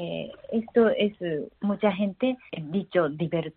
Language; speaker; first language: Spanish; non-native, learner; Japanese